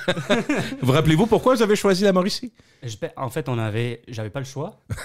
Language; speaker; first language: French; native; French